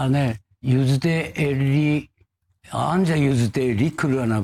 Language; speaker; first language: Turkish; non-native, fluent; Japanese